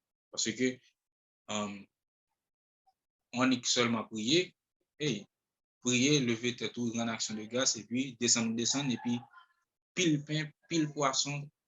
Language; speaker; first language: French; non-native, local second language; Haitian Creole